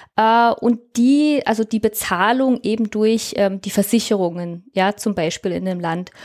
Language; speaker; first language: German; native; German